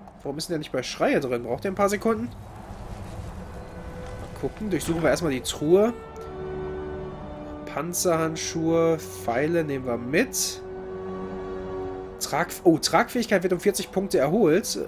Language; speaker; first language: German; native; German